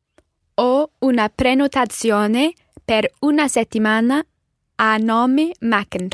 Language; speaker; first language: Italian; non-native, learner; English